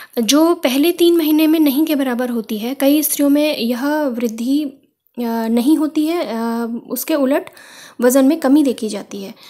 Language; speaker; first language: Hindi; native; Hindi